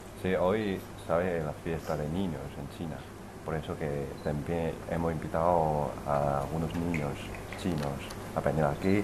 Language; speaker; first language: Spanish; non-native, fluent; Chinese